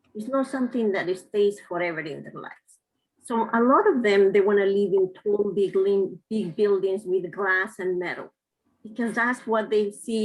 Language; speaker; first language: English; non-native, fluent; Spanish